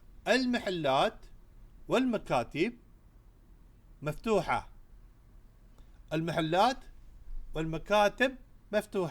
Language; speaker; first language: Arabic; non-native, fluent; Urdu